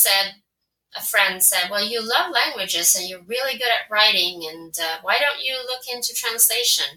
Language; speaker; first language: English; non-native, fluent; Swedish